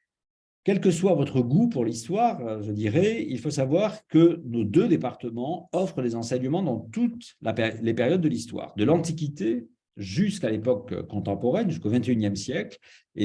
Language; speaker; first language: French; native; French